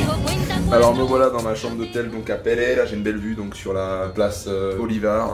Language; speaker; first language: French; native; French